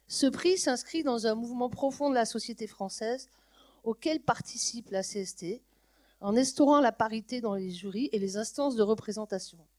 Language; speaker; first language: French; native; French